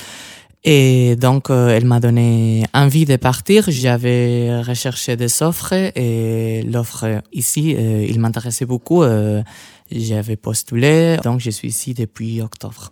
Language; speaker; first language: French; non-native, fluent; Spanish